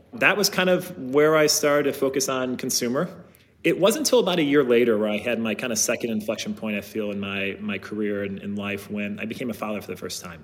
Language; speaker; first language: English; native; English